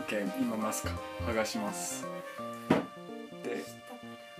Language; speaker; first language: Japanese; non-native, learner; English